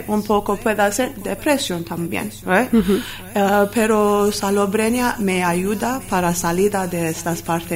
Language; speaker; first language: Spanish; non-native, learner; Armenian